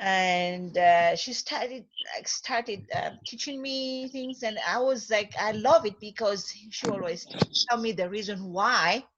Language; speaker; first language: English; non-native, fluent; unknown